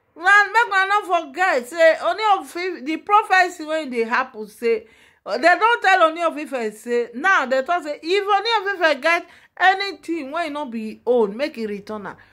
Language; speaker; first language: Nigerian Pidgin; non-native, local second language; Yoruba